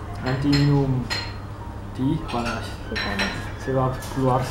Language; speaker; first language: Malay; non-native, learner; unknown